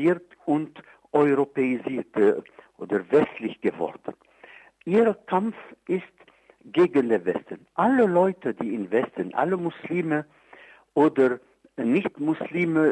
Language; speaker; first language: German; non-native, fluent; Arabic